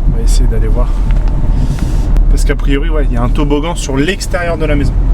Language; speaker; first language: French; native; French